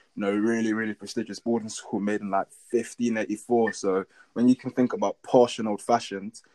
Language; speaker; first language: English; native; English